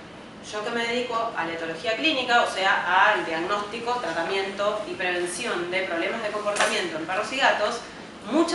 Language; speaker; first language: Spanish; native; Spanish